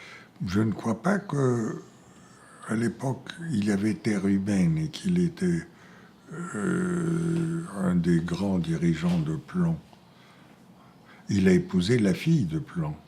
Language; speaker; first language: French; non-native, fluent; Bulgarian